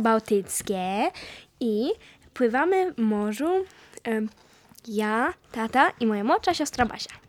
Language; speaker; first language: Polish; early bilingual, heritage; Polish